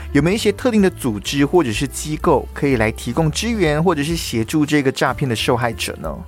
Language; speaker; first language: Chinese; native; Chinese